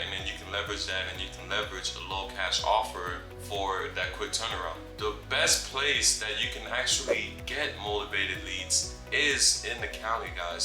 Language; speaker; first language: English; native; English